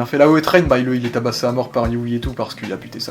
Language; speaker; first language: French; native; French